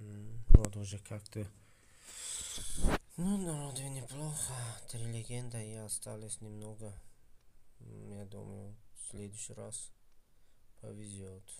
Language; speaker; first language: Russian; non-native, fluent; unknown